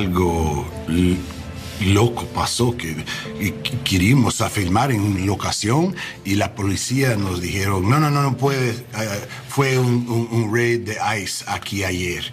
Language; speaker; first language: Spanish; non-native, learner; English